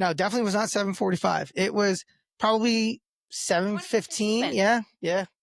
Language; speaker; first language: English; native; English